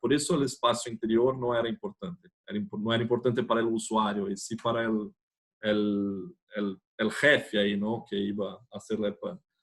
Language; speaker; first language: Spanish; non-native, fluent; Portuguese